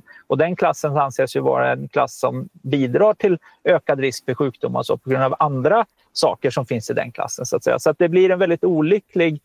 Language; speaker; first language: Swedish; native; Swedish